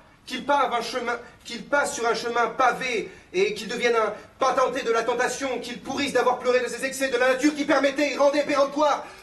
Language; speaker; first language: French; native; French